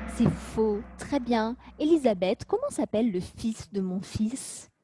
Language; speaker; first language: French; native; French